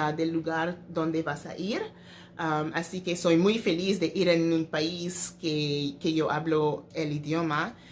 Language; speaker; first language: Spanish; non-native, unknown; English